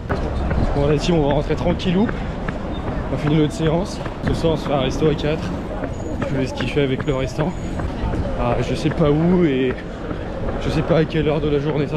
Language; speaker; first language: French; native; French